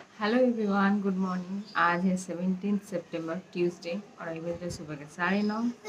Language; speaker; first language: Hindi; non-native, local second language; Bangla